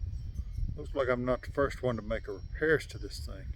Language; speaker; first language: English; native; English